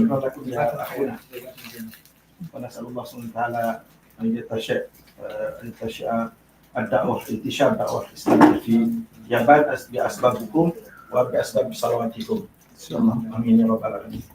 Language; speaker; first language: Arabic; non-native, fluent; Malay